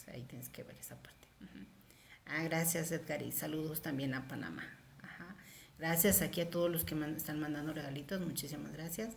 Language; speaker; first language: Spanish; native; Spanish